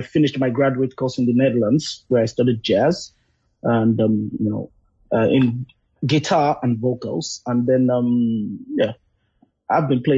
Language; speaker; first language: English; non-native, local second language; Yoruba